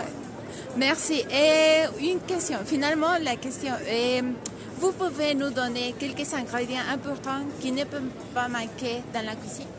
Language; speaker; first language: French; non-native, fluent; Spanish